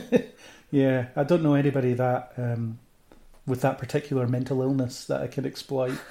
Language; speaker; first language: English; native; English